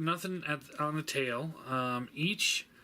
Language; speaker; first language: English; native; English